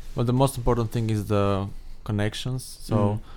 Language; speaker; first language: English; non-native, fluent; Albanian